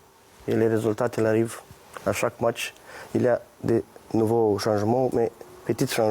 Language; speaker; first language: French; non-native, fluent; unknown